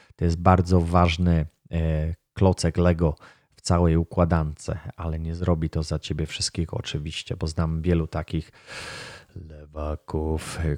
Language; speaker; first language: Polish; native; Polish